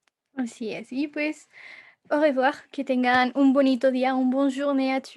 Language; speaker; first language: French; non-native, fluent; Spanish